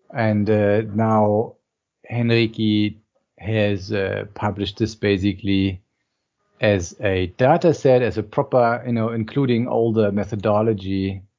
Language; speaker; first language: English; non-native, fluent; German